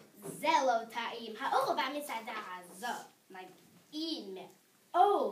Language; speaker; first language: Hebrew; non-native, learner; English